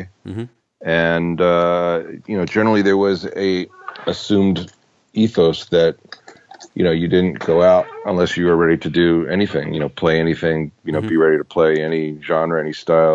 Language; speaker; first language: English; native; English